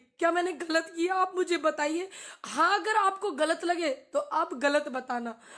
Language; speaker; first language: Hindi; native; Hindi